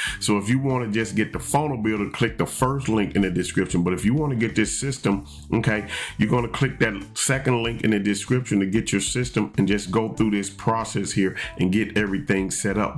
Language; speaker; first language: English; native; English